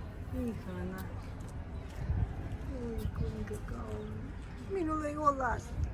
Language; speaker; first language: Finnish; non-native, learner; Russian